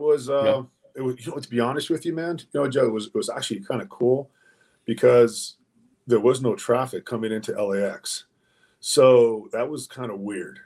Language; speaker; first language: English; early bilingual, other home language; Spanish